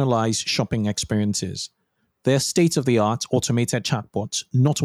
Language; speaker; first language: English; non-native, local second language; Yoruba